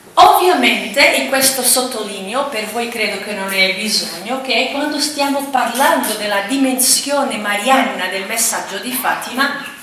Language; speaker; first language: Italian; non-native, fluent; Portuguese